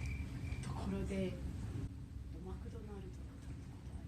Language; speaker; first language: Japanese; non-native, learner; English